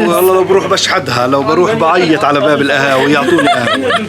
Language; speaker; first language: Arabic; native; Arabic